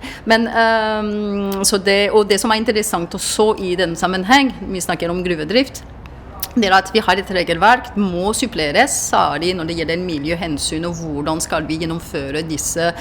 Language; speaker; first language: Norwegian; non-native, fluent; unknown